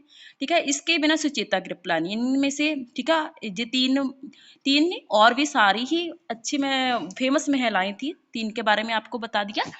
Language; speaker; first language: Hindi; non-native, local second language; Punjabi